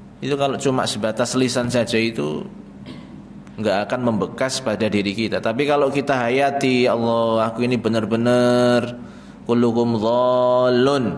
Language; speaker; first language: Indonesian; native; Indonesian